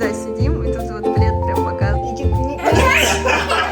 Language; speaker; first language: Russian; native; Russian